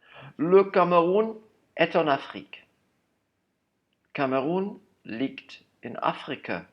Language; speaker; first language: French; non-native, fluent; German